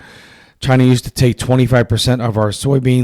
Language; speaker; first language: English; native; English